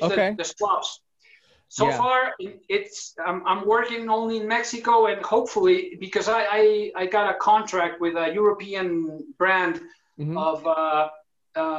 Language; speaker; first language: English; non-native, fluent; Spanish